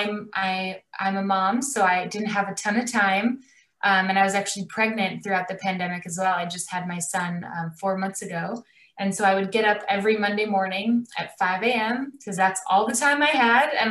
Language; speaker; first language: English; native; English